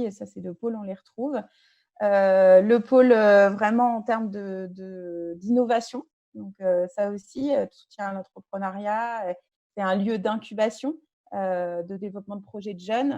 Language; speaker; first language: French; native; French